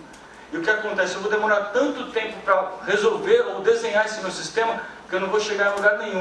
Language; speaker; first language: Portuguese; native; Portuguese